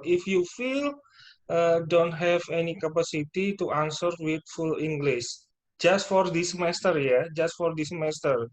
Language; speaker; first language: English; non-native, fluent; Indonesian